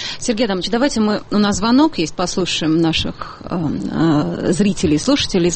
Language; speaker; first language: Russian; native; Russian